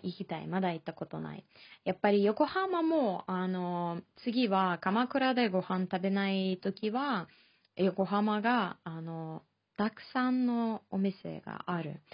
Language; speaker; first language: Japanese; non-native, fluent; Chinese